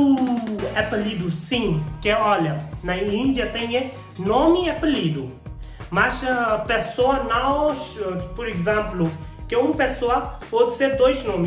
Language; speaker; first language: Portuguese; non-native, learner; Hindi